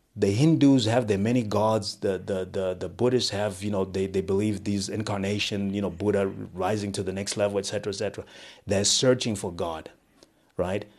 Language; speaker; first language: English; non-native, local second language; Shona